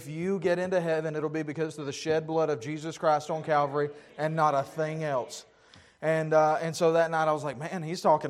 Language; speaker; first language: English; native; English